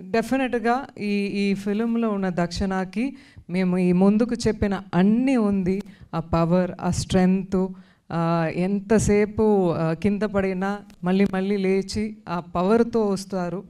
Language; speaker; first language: Telugu; non-native, learner; Tamil